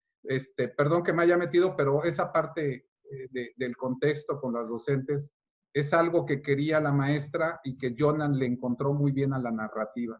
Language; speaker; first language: Spanish; native; Spanish